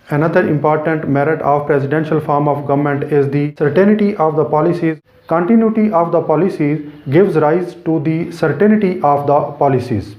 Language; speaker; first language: English; non-native, local second language; Urdu